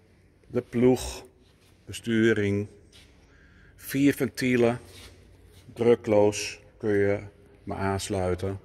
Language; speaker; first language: Dutch; native; Dutch